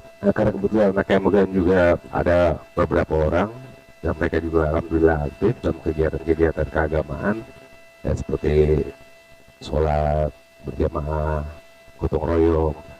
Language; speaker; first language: Indonesian; native; Indonesian